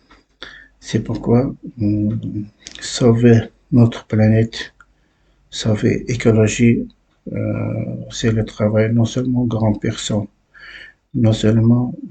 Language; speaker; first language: French; non-native, learner; Uzbek